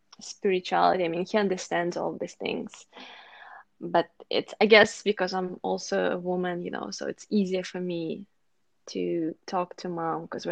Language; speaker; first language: English; non-native, fluent; Russian